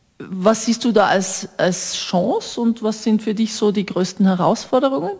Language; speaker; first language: German; native; German